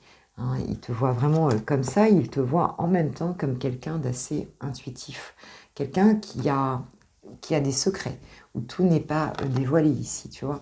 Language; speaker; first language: French; native; French